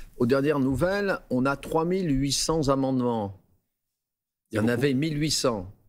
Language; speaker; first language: French; native; French